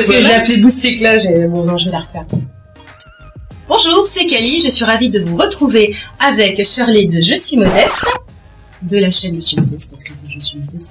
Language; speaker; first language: French; native; French